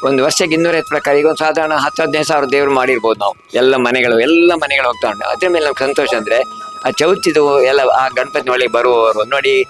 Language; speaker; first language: Kannada; native; Kannada